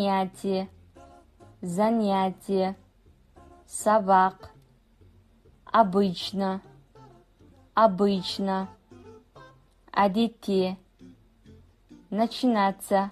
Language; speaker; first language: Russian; non-native, fluent; Kazakh